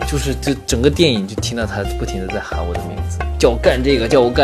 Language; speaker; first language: Chinese; native; Chinese